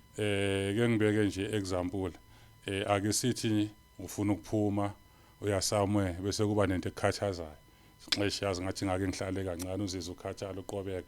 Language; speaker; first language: Zulu; native; Zulu